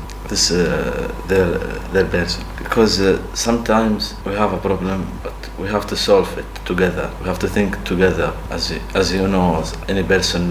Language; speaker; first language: English; non-native, learner; Arabic